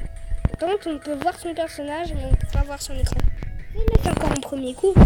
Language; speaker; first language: French; native; French